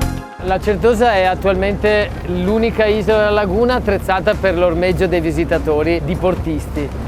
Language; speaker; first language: Italian; native; Italian